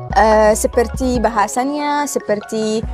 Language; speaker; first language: Indonesian; non-native, learner; Arabic